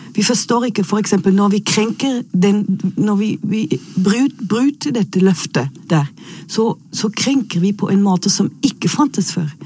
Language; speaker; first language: Norwegian; non-native, fluent; German